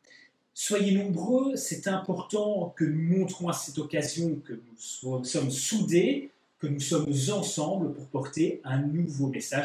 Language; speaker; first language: French; native; French